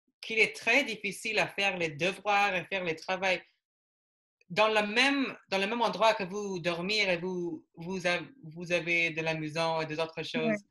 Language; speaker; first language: French; non-native, learner; English